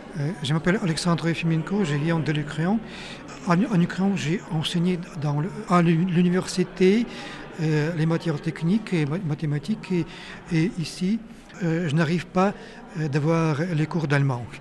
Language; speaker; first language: French; non-native, fluent; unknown